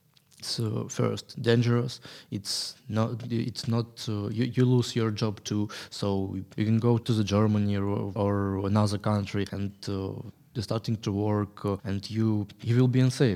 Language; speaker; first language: English; non-native, learner; Ukrainian